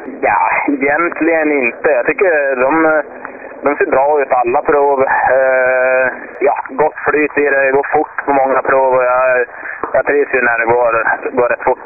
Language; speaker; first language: Swedish; native; Swedish